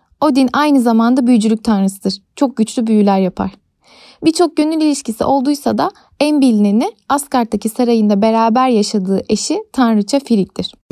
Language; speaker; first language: Turkish; native; Turkish